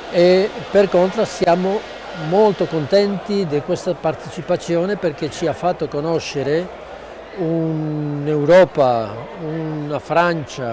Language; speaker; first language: Italian; non-native, learner; Spanish